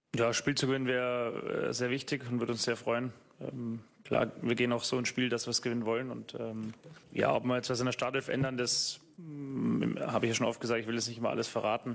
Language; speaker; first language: German; native; German